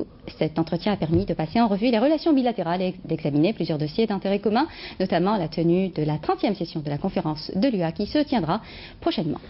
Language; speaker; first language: French; non-native, local second language; Arabic